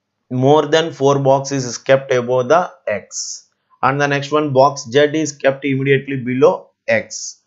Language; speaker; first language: English; non-native, local second language; Telugu